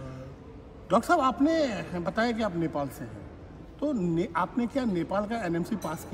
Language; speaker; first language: Hindi; native; Hindi